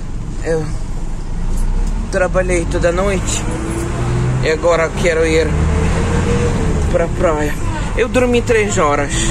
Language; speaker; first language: Portuguese; non-native, learner; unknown